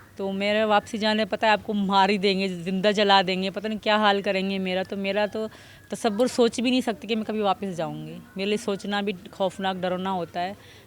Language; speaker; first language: Urdu; non-native, local second language; Sindhi